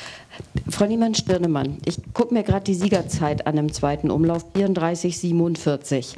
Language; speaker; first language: German; native; German